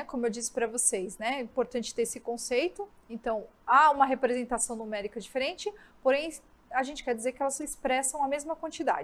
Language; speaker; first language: Portuguese; native; Portuguese